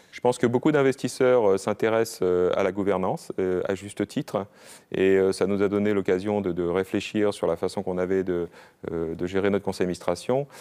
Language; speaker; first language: French; native; French